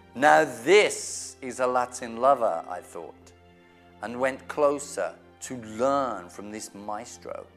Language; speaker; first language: English; native; English